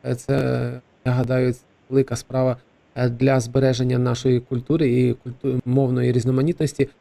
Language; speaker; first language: Ukrainian; native; Ukrainian